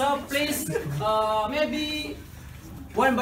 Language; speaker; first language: English; non-native, learner; Indonesian